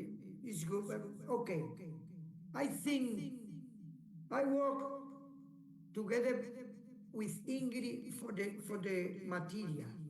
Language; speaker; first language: English; non-native, learner; Spanish